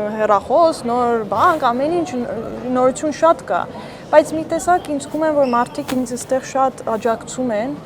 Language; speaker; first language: Armenian; early bilingual, heritage; Armenian